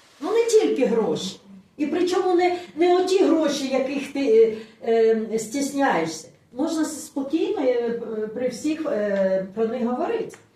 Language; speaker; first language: Ukrainian; non-native, local second language; Russian